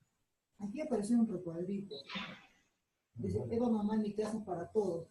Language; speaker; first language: Spanish; native; Spanish